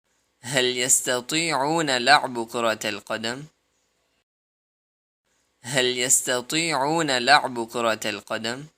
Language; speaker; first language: Arabic; non-native, fluent; Urdu